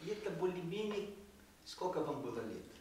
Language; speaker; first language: Russian; non-native, fluent; Portuguese